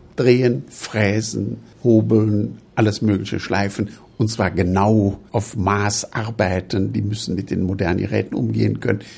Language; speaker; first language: German; native; German